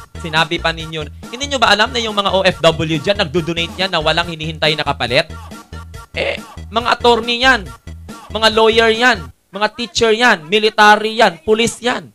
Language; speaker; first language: Filipino; non-native, local second language; Cebuano